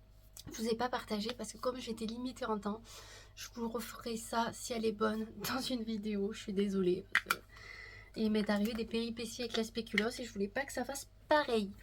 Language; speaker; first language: French; native; French